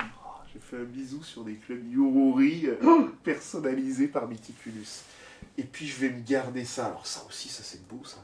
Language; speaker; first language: French; native; French